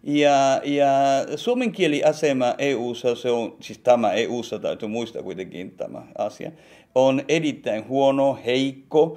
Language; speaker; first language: Finnish; non-native, fluent; Spanish